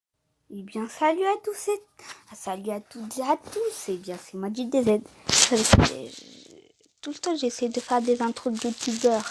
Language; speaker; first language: French; native; French